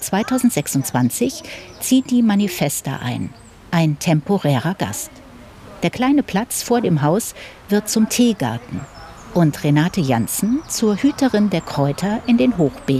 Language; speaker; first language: German; native; German